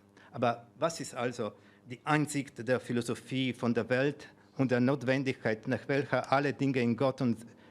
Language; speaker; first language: German; non-native, fluent; Slovenian